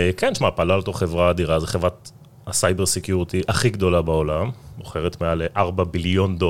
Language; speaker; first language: Hebrew; native; Hebrew